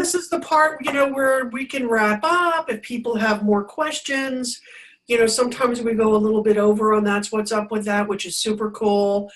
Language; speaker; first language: English; native; English